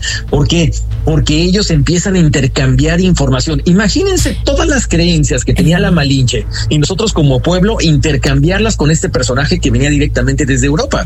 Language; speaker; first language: Spanish; native; Spanish